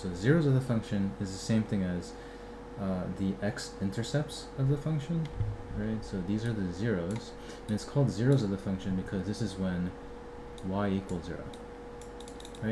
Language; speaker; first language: English; native; English